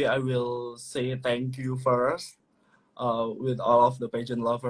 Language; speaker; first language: English; non-native, learner; Indonesian